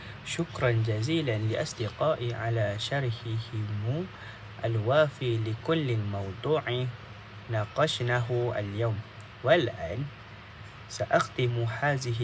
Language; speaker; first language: Arabic; non-native, local second language; Malay